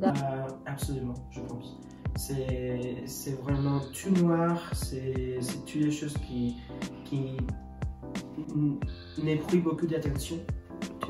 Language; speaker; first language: French; non-native, learner; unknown